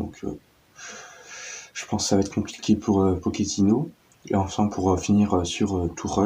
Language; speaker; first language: French; native; French